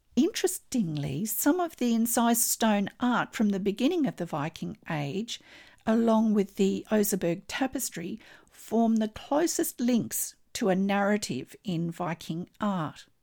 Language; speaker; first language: English; native; English